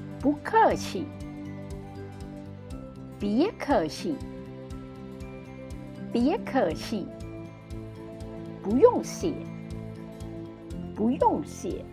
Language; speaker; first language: Chinese; non-native, fluent; Thai